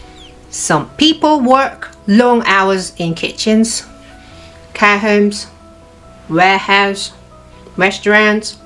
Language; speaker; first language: English; non-native, fluent; Cantonese